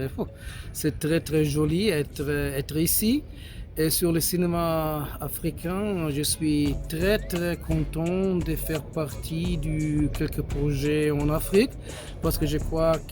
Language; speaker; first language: French; non-native, fluent; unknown